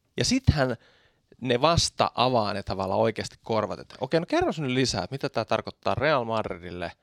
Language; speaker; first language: Finnish; native; Finnish